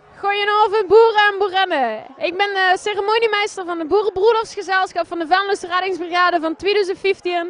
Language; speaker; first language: Dutch; native; Dutch